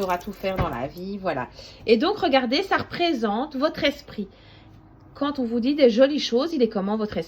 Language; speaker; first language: French; native; French